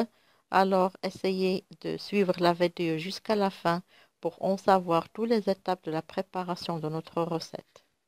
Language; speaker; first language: French; non-native, local second language; Arabic